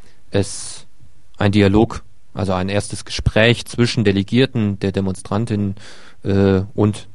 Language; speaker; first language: German; native; German